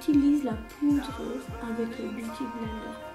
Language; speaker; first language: French; non-native, learner; Romanian